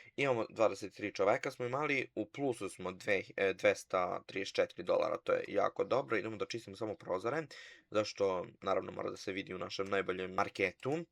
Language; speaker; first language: Bosnian; early bilingual, heritage; Bosnian